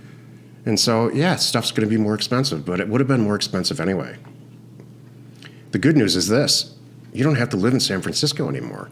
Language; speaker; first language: English; native; English